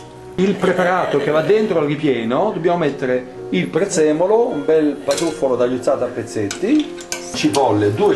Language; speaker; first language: Italian; native; Italian